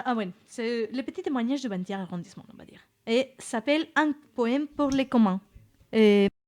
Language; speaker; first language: French; non-native, fluent; Spanish